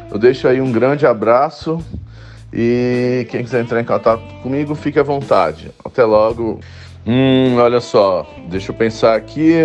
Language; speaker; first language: Portuguese; native; Portuguese